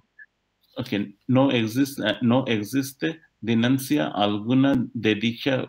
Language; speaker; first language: Spanish; non-native, learner; English